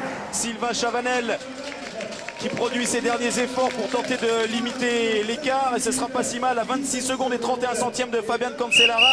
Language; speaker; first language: French; native; French